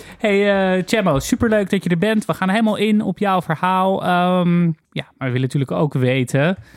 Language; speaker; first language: Dutch; native; Dutch